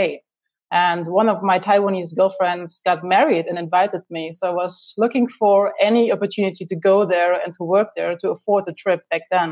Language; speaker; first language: English; non-native, fluent; German